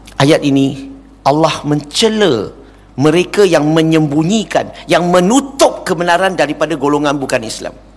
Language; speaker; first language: Malay; non-native, local second language; Chinese